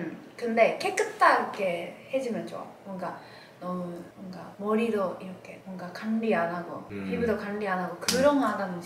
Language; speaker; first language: Korean; non-native, learner; Japanese